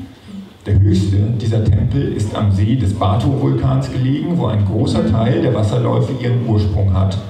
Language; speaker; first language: German; native; German